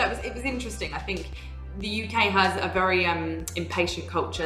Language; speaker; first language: English; native; English